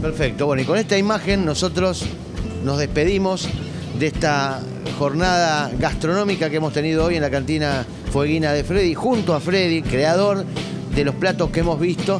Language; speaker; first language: Spanish; native; Spanish